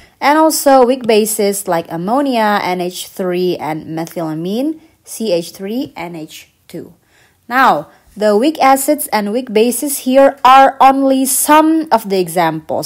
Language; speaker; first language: English; non-native, fluent; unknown